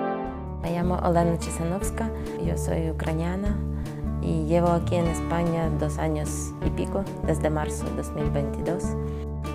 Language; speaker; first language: Spanish; non-native, fluent; Ukrainian